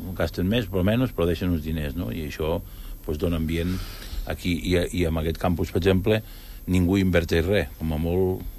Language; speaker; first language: Catalan; native; Catalan